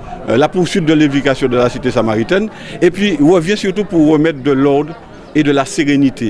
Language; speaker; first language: French; native; French